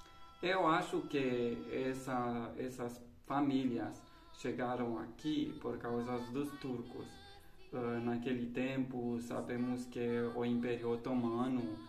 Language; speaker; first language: Portuguese; non-native, fluent; Romanian